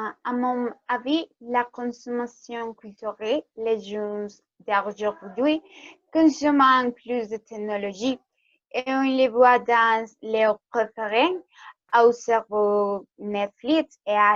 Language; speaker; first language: French; non-native, learner; Spanish